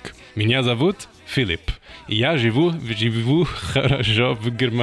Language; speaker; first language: Russian; non-native, learner; German